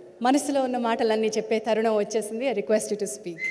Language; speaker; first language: Telugu; native; Telugu